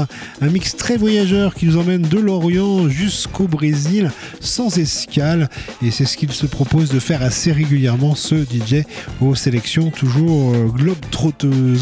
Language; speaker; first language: French; native; French